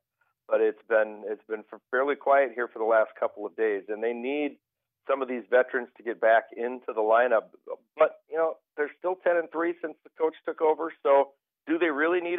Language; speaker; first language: English; native; English